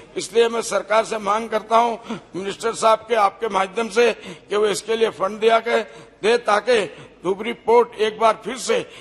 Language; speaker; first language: Hindi; non-native, local second language; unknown